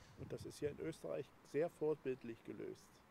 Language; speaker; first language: German; native; German